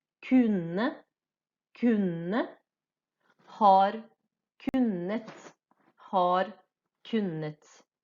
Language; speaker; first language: Norwegian; non-native, fluent; Portuguese